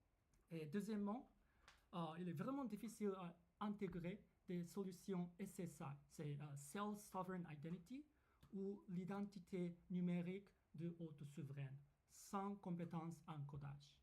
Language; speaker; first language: French; non-native, fluent; Japanese